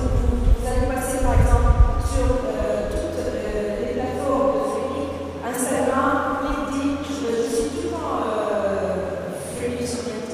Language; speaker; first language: French; non-native, local second language; Arabic